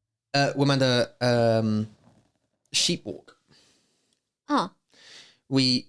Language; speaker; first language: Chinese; non-native, learner; English